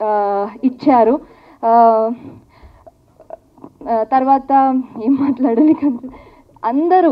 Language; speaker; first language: Telugu; non-native, learner; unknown